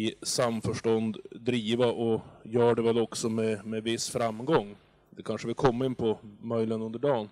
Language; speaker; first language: Swedish; native; Swedish